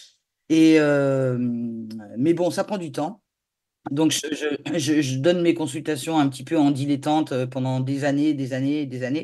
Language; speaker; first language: French; native; French